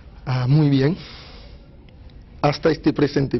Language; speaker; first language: Spanish; non-native, fluent; Haitian Creole